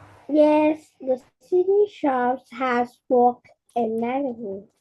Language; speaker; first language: English; non-native, learner; Vietnamese